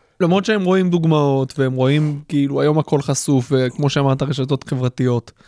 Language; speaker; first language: Hebrew; native; Hebrew